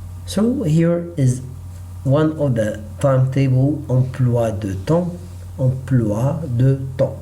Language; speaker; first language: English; non-native, learner; Arabic